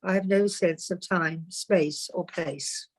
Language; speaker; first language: English; native; English